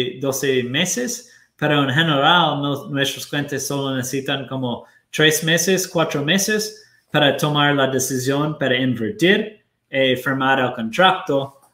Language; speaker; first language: Spanish; non-native, fluent; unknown